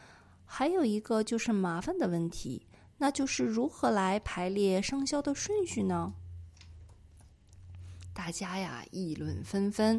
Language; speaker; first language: Chinese; native; Chinese